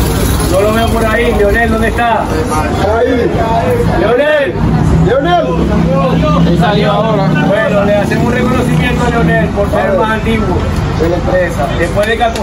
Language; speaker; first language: Spanish; native; Spanish